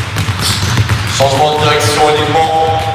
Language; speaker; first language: French; native; French